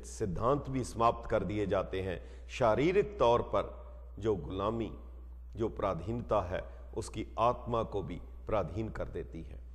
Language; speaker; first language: Hindi; non-native, local second language; Punjabi